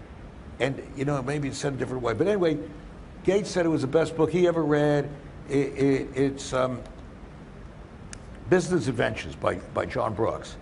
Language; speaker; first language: English; native; English